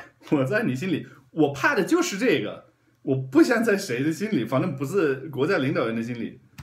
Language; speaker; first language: Chinese; non-native, fluent; German